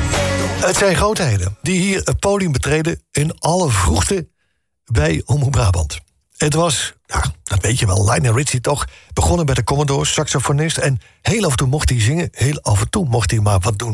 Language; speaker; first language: Dutch; native; Dutch